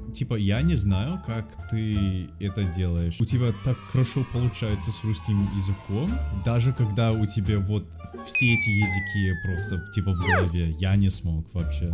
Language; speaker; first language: Russian; non-native, fluent; English